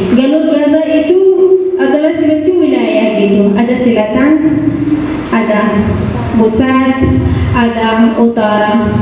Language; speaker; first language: Indonesian; non-native, learner; Arabic